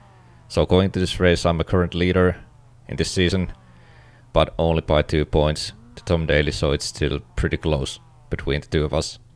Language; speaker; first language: English; non-native, fluent; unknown